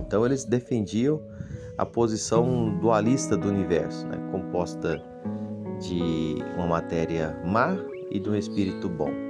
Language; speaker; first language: Portuguese; native; Portuguese